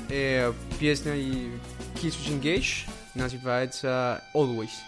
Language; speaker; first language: Russian; non-native, learner; Spanish